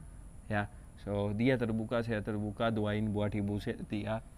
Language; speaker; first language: Indonesian; non-native, fluent; Urdu